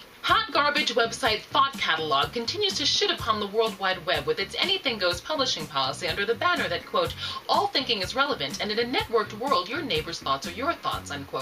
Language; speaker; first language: English; native; English